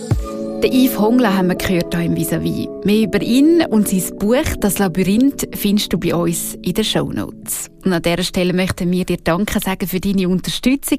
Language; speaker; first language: German; native; German